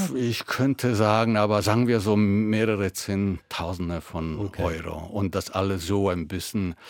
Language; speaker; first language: German; non-native, fluent; Italian